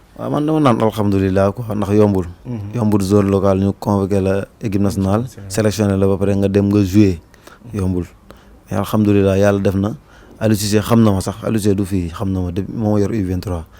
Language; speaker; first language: Wolof; native; Wolof